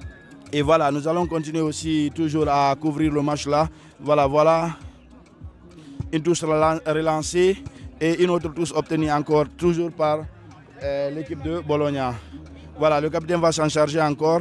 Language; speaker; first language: French; non-native, local second language; Fula